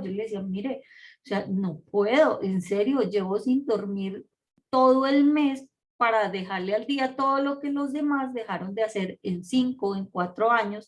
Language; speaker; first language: Spanish; native; Spanish